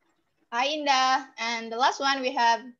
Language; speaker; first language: English; non-native, learner; Indonesian